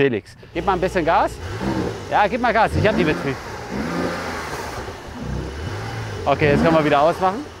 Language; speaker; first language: German; native; German